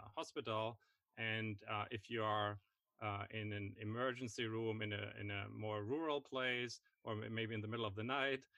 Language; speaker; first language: English; non-native, fluent; German